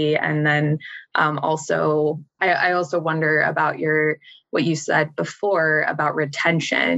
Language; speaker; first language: English; native; English